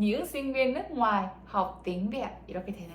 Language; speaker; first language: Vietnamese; non-native, fluent; Korean